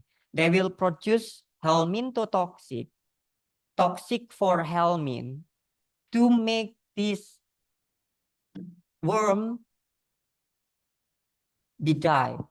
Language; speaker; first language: English; non-native, learner; Indonesian